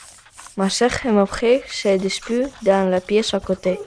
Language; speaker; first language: French; non-native, learner; Russian